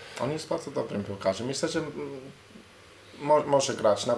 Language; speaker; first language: Polish; non-native, learner; English